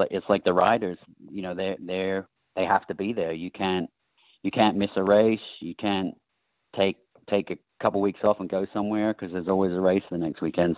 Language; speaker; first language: English; native; English